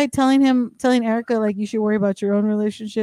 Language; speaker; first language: English; early bilingual, other home language; Spanish